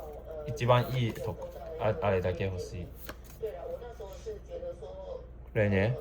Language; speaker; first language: Japanese; non-native, learner; Cantonese